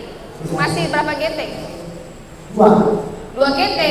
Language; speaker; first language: Indonesian; native; Indonesian